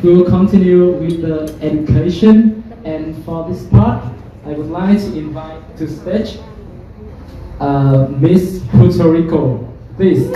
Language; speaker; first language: English; non-native, fluent; Vietnamese